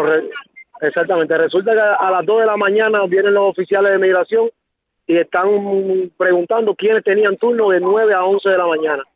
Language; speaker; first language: Spanish; native; Spanish